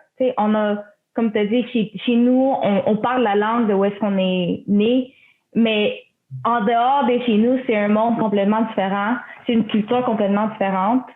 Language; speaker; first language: French; early bilingual, other home language; Spanish